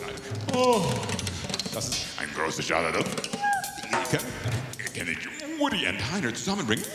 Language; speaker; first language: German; non-native, learner; English